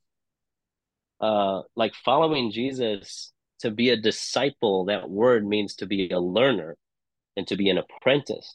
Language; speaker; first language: English; non-native, local second language; Cantonese